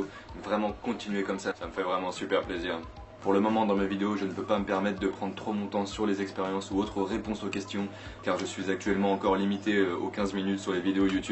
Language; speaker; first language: French; native; French